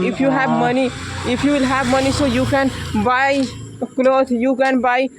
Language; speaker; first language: English; non-native, learner; Hindi